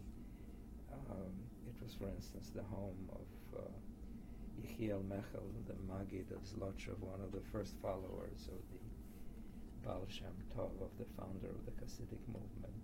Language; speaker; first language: English; early bilingual, other home language; Polish